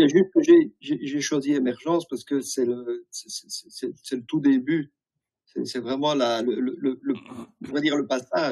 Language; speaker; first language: French; native; French